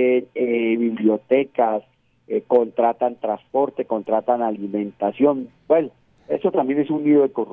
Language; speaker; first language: Spanish; native; Spanish